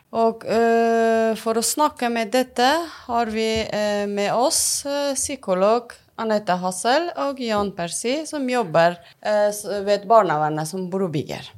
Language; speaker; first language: Norwegian; non-native, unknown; Persian